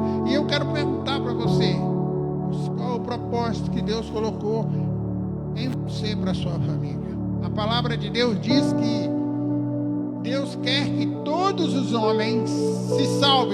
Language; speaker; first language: Portuguese; native; Portuguese